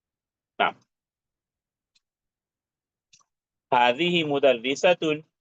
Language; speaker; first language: Arabic; non-native, fluent; Urdu